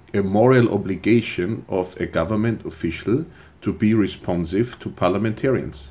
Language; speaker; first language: English; non-native, fluent; German